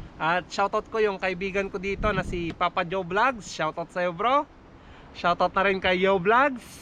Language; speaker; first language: Filipino; native; Filipino